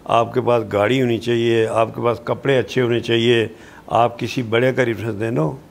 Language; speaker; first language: Urdu; non-native, local second language; Pahari-Potwari